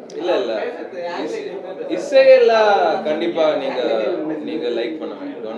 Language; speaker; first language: Tamil; non-native, learner; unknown